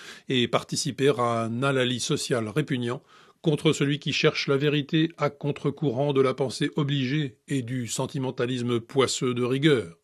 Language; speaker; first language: French; native; French